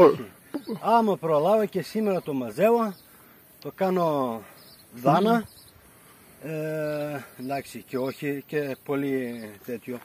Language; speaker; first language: Greek; non-native, local second language; Bulgarian